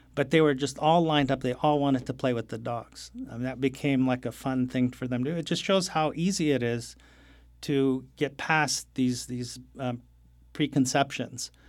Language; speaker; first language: English; non-native, fluent; Arabic